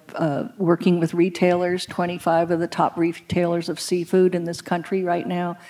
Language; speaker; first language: English; native; English